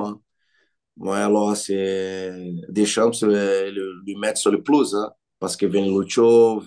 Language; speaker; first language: French; non-native, learner; Portuguese